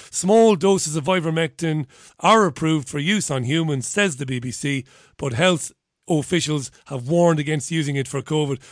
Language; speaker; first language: English; native; English